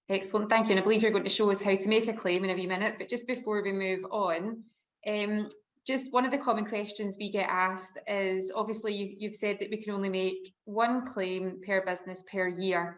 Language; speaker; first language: English; native; English